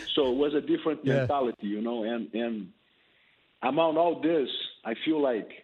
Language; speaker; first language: English; non-native, fluent; Portuguese